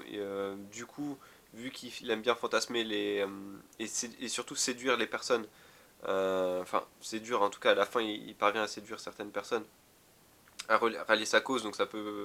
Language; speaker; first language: French; native; French